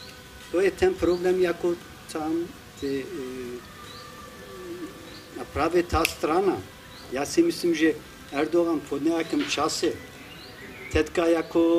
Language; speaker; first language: Czech; non-native, fluent; Kurdish